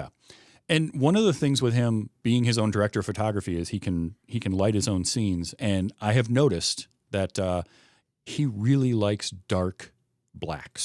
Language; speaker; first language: English; native; English